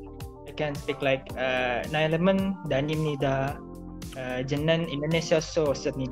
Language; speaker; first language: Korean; non-native, learner; Indonesian